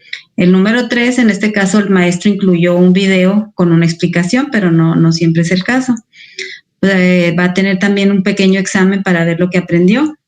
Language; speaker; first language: Spanish; native; Spanish